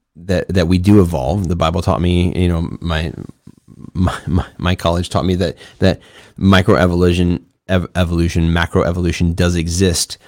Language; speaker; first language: English; native; English